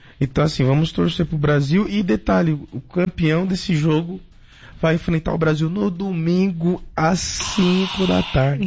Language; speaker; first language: Portuguese; native; Portuguese